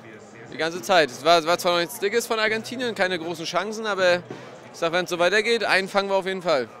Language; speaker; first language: German; native; German